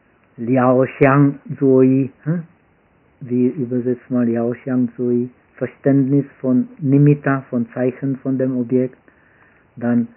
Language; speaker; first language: German; non-native, fluent; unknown